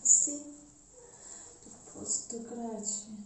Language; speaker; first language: Italian; non-native, learner; Mizo